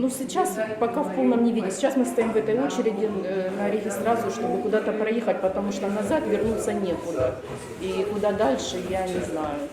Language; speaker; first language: Russian; native; Russian